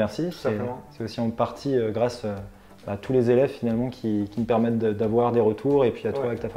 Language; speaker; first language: French; native; French